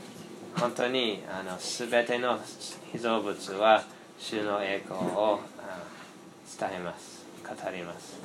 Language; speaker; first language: Japanese; non-native, fluent; English